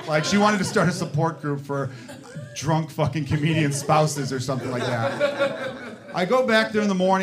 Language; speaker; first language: English; native; English